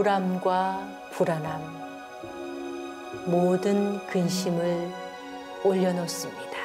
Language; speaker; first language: Korean; native; Korean